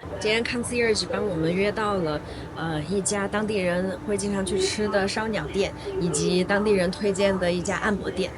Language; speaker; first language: Chinese; native; Chinese